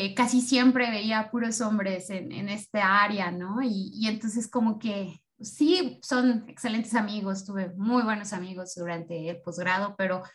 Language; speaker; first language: Spanish; native; Spanish